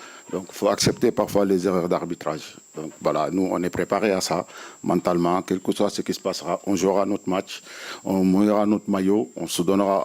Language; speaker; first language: French; non-native, local second language; Wolof